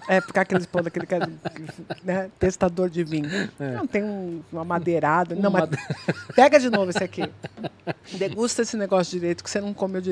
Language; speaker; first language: Portuguese; native; Portuguese